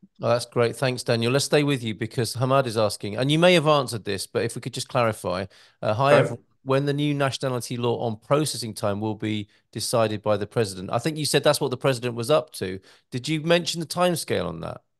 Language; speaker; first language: English; native; English